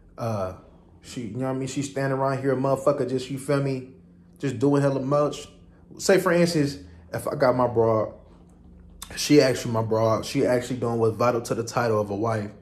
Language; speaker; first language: English; native; English